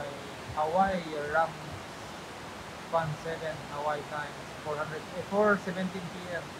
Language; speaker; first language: English; non-native, local second language; Filipino